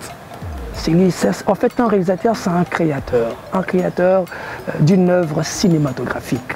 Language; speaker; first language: French; non-native, local second language; Lingala